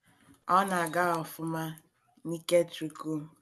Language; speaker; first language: Igbo; non-native, learner; English